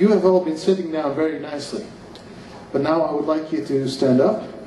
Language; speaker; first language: English; non-native, fluent; Western Frisian